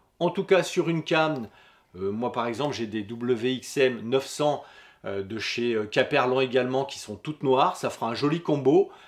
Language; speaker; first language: French; native; French